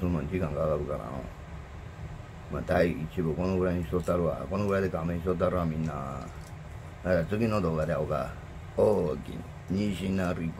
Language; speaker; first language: Japanese; native; Japanese